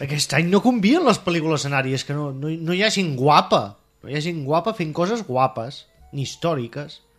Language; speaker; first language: Catalan; native; Catalan